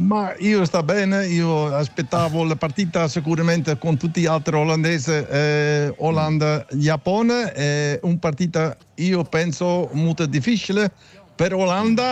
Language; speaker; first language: Italian; non-native, learner; Dutch